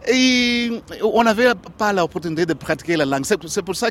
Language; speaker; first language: French; non-native, learner; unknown